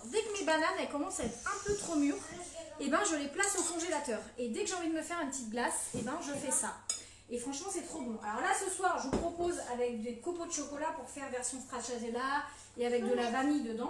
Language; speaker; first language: French; native; French